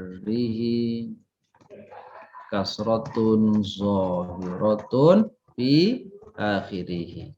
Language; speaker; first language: Arabic; non-native, fluent; Indonesian